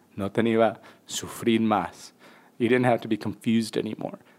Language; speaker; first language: English; early bilingual, other home language; Spanish